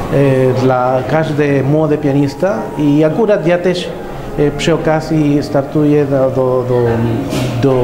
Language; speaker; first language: Polish; non-native, fluent; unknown